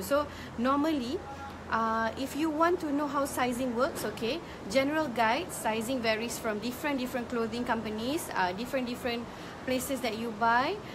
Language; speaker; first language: English; non-native, local second language; Malay